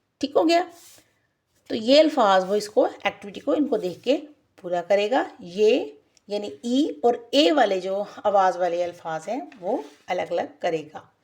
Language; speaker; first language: Urdu; native; Urdu